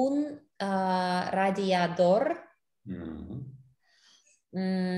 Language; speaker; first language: Spanish; non-native, learner; English